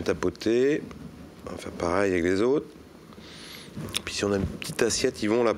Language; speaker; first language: French; native; French